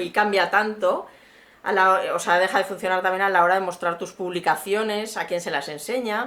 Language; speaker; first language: Spanish; native; Spanish